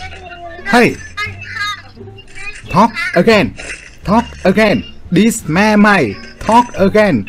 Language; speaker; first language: English; non-native, learner; Vietnamese